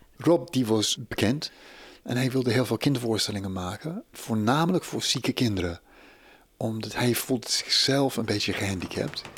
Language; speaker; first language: Dutch; non-native, fluent; English